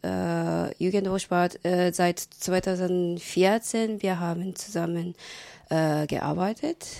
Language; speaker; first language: German; non-native, learner; Japanese